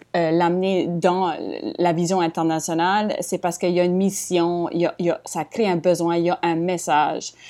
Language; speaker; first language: French; native; French